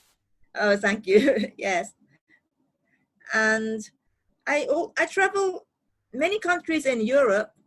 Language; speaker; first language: English; non-native, learner; Japanese